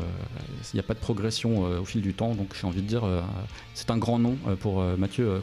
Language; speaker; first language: French; native; French